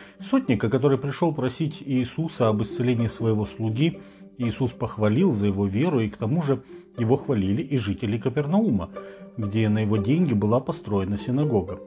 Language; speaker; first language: Russian; native; Russian